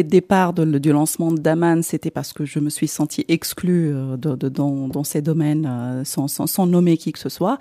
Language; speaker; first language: French; non-native, local second language; Arabic